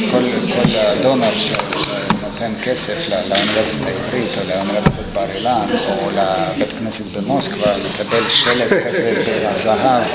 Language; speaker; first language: Hebrew; non-native, fluent; Russian